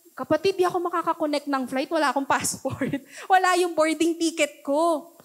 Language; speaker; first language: Filipino; early bilingual, heritage; Filipino